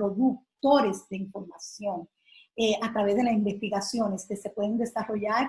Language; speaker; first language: Spanish; native; Spanish